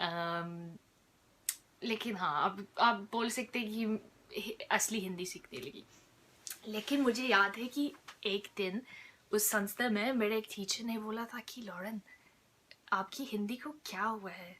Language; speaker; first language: Hindi; non-native, fluent; English